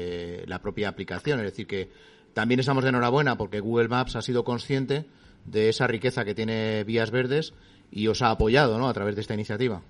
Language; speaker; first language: Spanish; native; Spanish